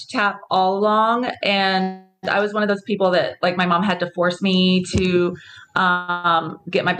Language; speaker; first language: English; native; English